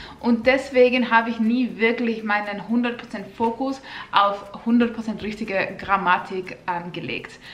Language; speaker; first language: German; non-native, fluent; Finnish